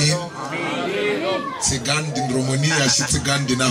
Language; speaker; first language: Romanian; non-native, learner; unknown